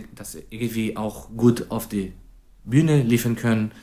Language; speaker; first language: German; non-native, fluent; Hebrew